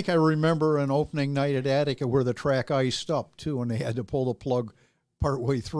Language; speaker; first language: English; native; English